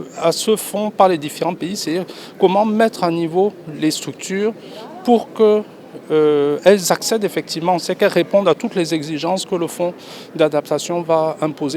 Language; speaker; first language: French; non-native, local second language; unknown